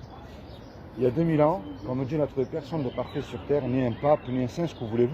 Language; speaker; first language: French; native; French